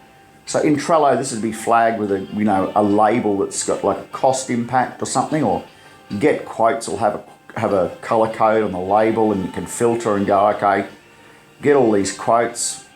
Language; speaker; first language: English; native; English